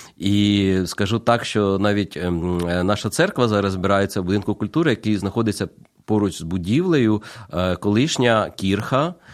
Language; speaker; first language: Ukrainian; native; Ukrainian